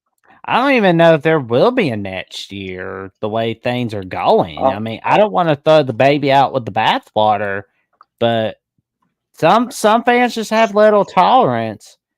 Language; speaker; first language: English; native; English